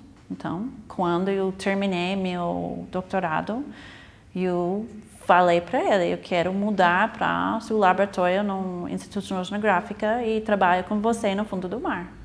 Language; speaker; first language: Portuguese; non-native, fluent; English